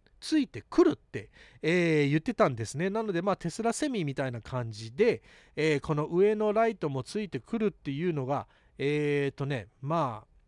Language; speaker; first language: Japanese; early bilingual, heritage; English